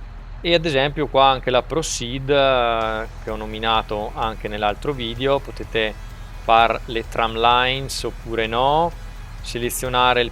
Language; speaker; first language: Italian; native; Italian